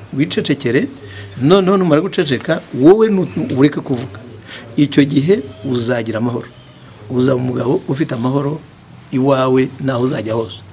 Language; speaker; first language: Kinyarwanda; native; Kinyarwanda